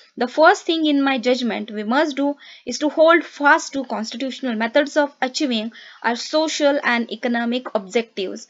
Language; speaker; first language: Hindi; non-native, local second language; Marathi